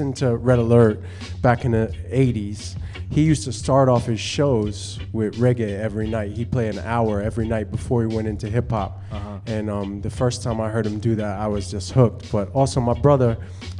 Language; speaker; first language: English; native; English